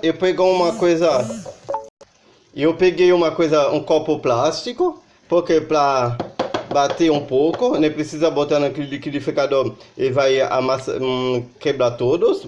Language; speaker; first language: Portuguese; non-native, learner; Haitian Creole